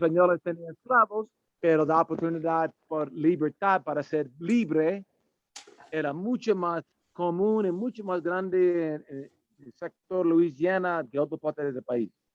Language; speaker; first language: Spanish; non-native, learner; English